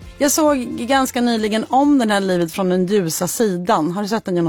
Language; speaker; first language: Swedish; native; Swedish